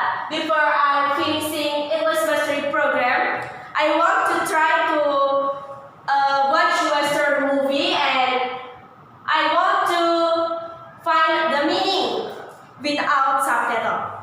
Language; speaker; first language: English; non-native, learner; Indonesian